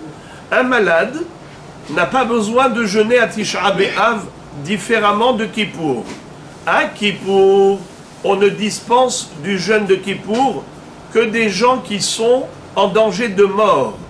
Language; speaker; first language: French; native; French